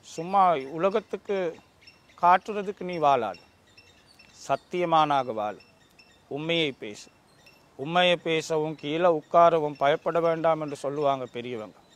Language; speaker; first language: Tamil; non-native, local second language; Sinhala